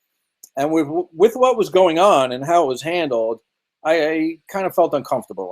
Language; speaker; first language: English; native; English